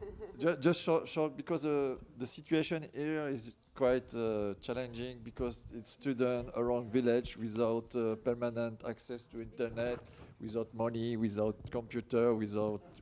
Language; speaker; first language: English; non-native, learner; French